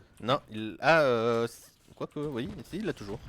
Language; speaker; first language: French; native; French